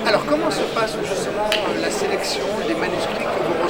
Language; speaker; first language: French; native; French